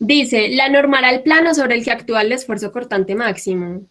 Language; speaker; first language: Spanish; native; Spanish